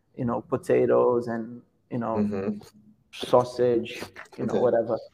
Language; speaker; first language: English; non-native, fluent; Portuguese